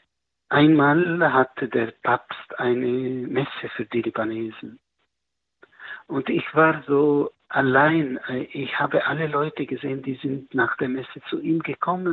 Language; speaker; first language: German; non-native, learner; Arabic